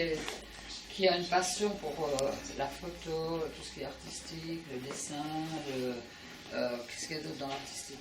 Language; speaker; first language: French; native; French